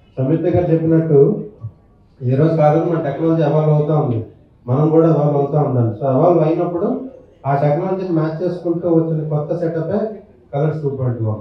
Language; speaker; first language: Telugu; native; Telugu